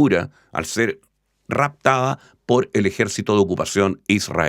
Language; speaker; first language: Spanish; native; Spanish